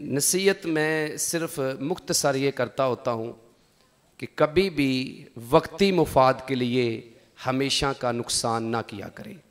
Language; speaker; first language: Urdu; non-native, local second language; Punjabi